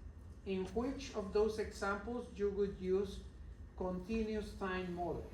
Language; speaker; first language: English; non-native, fluent; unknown